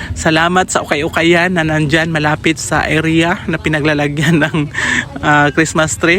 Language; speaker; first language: Filipino; non-native, local second language; Cebuano